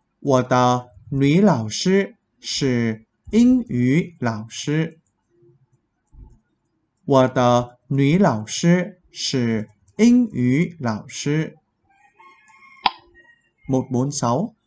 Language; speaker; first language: Chinese; non-native, fluent; Vietnamese